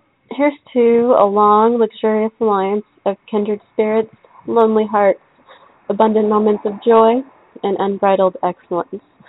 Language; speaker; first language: English; native; English